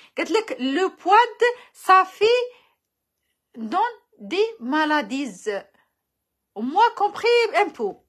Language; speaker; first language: French; non-native, learner; Arabic